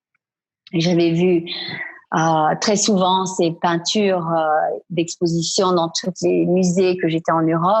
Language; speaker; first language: French; non-native, fluent; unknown